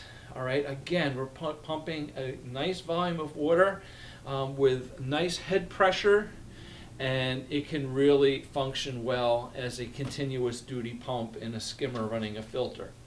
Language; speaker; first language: English; native; English